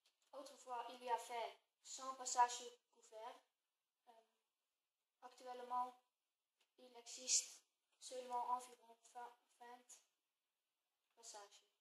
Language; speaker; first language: French; non-native, learner; Dutch